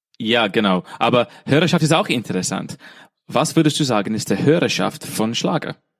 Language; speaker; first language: German; non-native, fluent; English